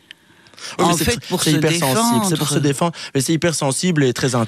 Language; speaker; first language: French; native; French